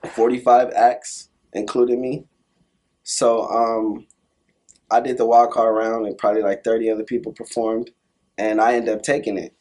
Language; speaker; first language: English; native; English